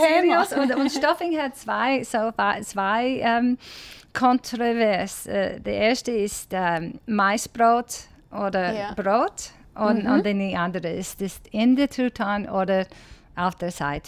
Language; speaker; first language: German; non-native, learner; English